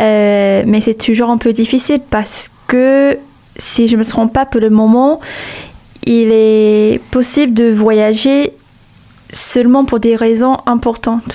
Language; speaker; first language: French; non-native, fluent; English